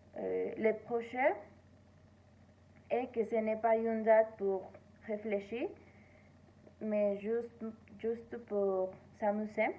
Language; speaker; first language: French; non-native, learner; Spanish